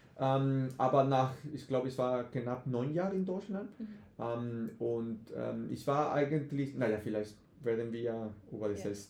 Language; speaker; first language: German; non-native, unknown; Spanish